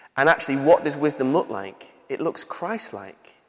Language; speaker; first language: English; native; English